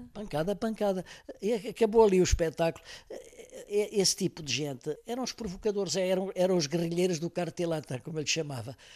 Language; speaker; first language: Portuguese; native; Portuguese